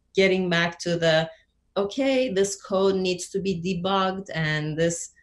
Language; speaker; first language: English; non-native, fluent; Turkish